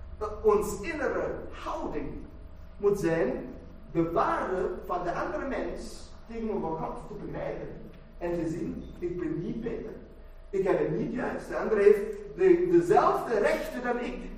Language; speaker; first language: Dutch; non-native, fluent; German